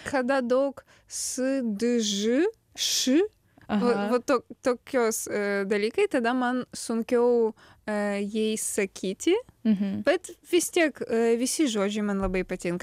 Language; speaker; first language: Lithuanian; non-native, learner; Ukrainian